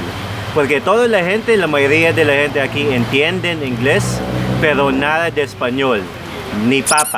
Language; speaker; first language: Spanish; non-native, fluent; Filipino